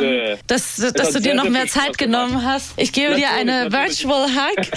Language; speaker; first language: German; native; German